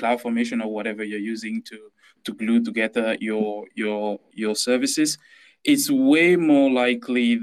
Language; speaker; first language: English; non-native, local second language; French